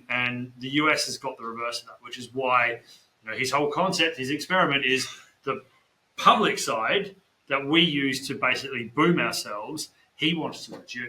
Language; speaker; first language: English; native; English